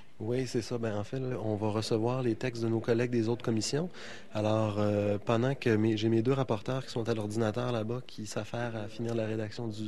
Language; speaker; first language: French; native; French